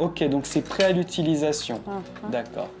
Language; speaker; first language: French; native; French